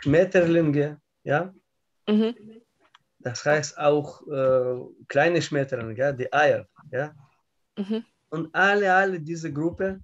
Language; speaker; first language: German; non-native, learner; Russian